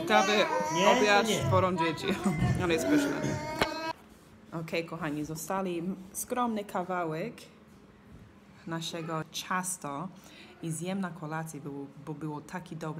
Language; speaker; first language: Polish; non-native, learner; English